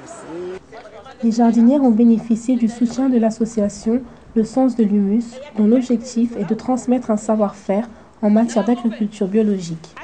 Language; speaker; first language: French; native; French